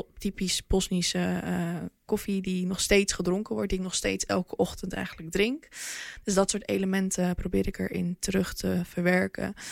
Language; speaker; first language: Dutch; early bilingual, other home language; Bosnian